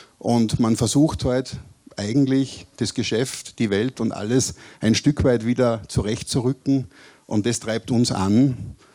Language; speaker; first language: German; native; German